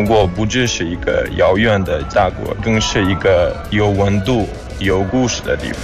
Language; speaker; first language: Chinese; non-native, fluent; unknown